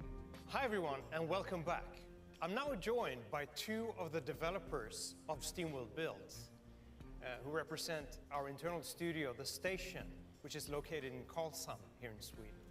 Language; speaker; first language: English; non-native, fluent; Swedish